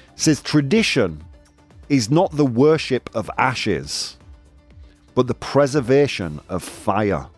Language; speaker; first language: English; native; English